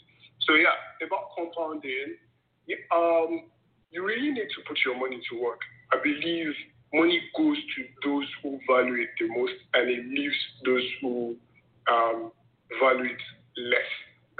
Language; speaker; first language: English; non-native, local second language; Yoruba